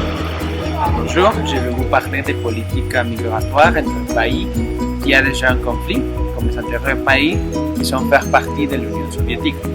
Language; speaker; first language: French; non-native, learner; Spanish